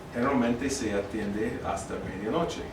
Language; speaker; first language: Spanish; non-native, fluent; English